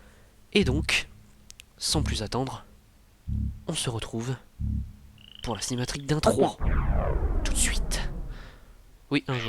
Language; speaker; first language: French; native; French